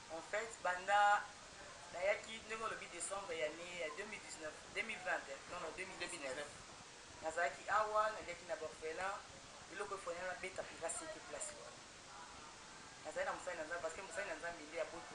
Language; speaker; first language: Lingala; native; Lingala